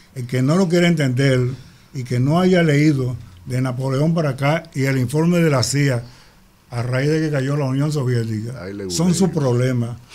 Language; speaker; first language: Spanish; native; Spanish